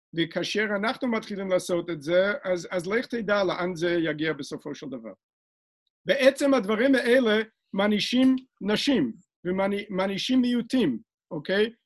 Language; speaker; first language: Hebrew; non-native, fluent; English